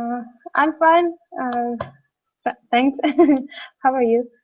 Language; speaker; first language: English; non-native, learner; Russian